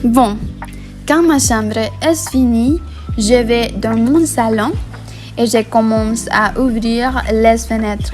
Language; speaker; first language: French; non-native, learner; Spanish